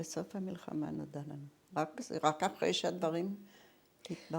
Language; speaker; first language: Hebrew; early bilingual, other home language; German